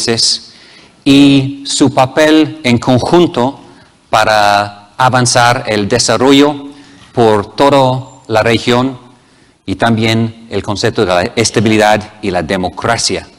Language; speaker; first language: Spanish; non-native, fluent; English